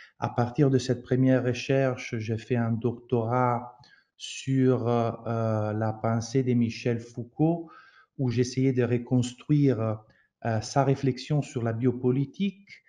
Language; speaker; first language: French; non-native, fluent; Italian